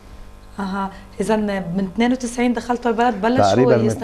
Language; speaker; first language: Arabic; native; Arabic